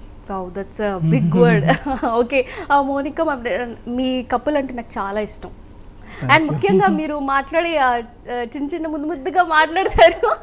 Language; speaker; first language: Telugu; native; Telugu